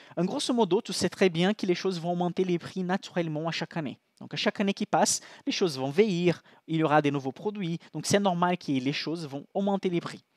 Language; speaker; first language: French; non-native, fluent; Portuguese